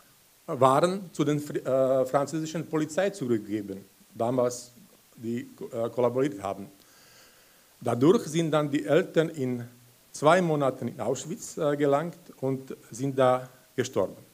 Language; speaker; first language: German; non-native, fluent; Slovak